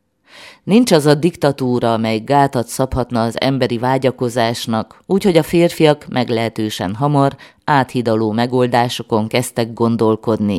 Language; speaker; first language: Hungarian; native; Hungarian